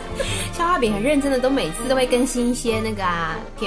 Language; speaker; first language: Chinese; native; Chinese